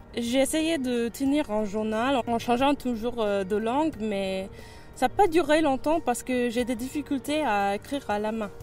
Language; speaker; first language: French; non-native, fluent; English